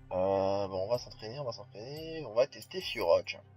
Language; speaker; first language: French; native; French